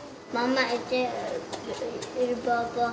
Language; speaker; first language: Korean; early bilingual, other home language; Arabic